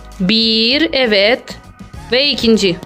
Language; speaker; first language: Turkish; non-native, learner; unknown